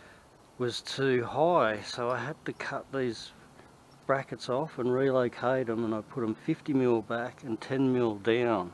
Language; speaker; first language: English; native; English